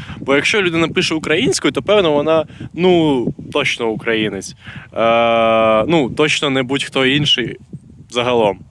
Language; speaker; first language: Ukrainian; non-native, local second language; Russian